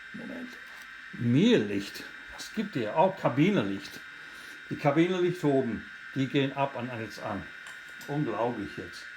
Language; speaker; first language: German; non-native, fluent; English